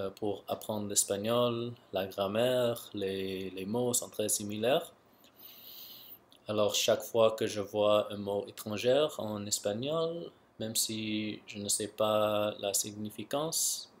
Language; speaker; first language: French; non-native, local second language; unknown